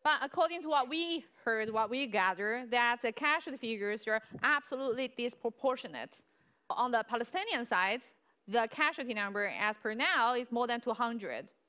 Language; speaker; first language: English; non-native, fluent; Chinese